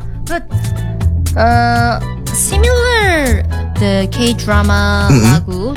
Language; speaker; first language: English; non-native, learner; Korean